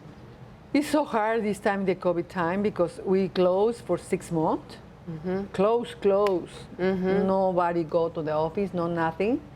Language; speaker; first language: English; non-native, learner; Spanish